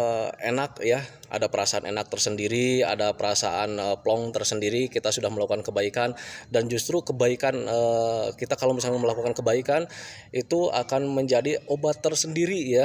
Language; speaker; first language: Indonesian; native; Indonesian